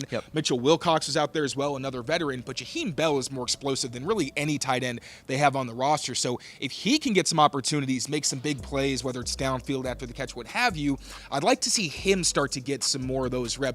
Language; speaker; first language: English; native; English